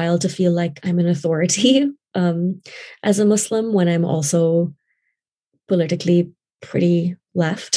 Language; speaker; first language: English; non-native, local second language; Urdu